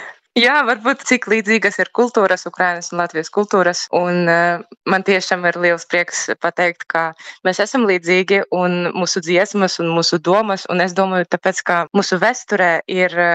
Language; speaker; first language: Latvian; non-native, learner; Ukrainian